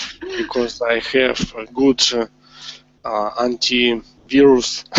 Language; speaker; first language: English; non-native, learner; Russian